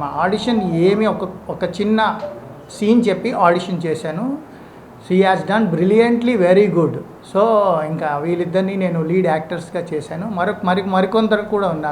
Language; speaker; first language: Telugu; native; Telugu